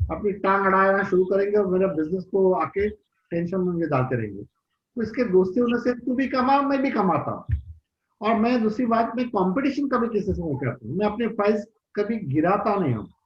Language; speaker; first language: Hindi; non-native, local second language; Marathi